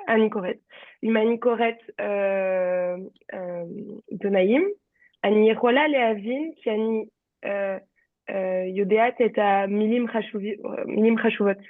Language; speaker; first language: Hebrew; non-native, learner; French